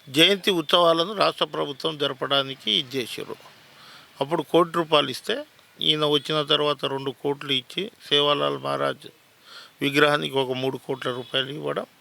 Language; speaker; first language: Telugu; non-native, local second language; Lambadi